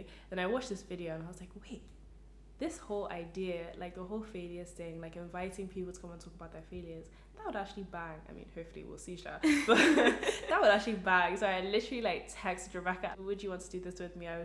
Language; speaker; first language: English; native; English